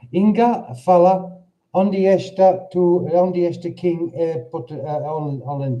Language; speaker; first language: Portuguese; non-native, learner; English